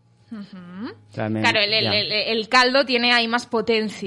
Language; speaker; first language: Spanish; native; Spanish